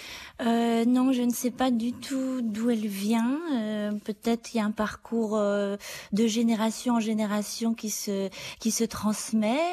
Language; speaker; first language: French; native; French